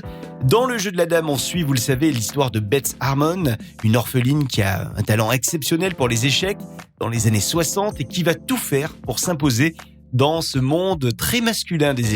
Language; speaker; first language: French; native; French